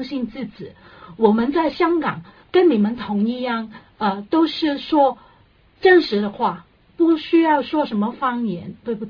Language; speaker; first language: Chinese; non-native, local second language; Cantonese